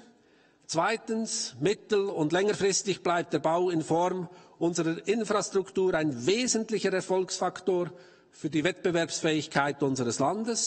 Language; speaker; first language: German; native; German